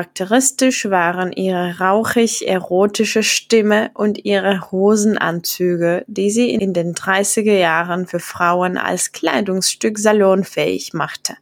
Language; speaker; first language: German; non-native, fluent; Czech